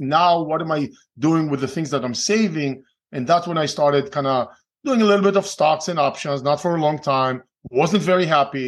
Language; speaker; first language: English; non-native, fluent; Hebrew